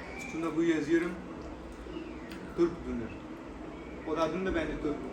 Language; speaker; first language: Turkish; non-native, learner; Urdu